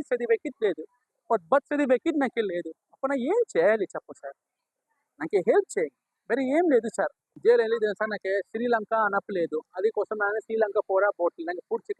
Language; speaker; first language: Telugu; non-native, learner; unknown